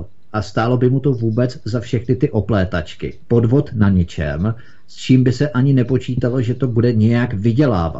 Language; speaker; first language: Czech; native; Czech